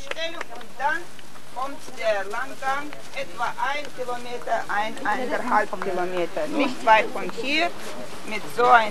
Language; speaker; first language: German; non-native, fluent; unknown